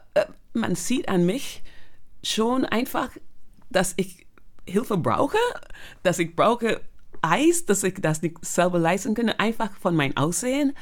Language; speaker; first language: German; non-native, fluent; English